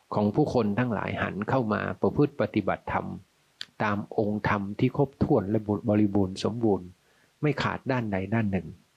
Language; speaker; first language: Thai; native; Thai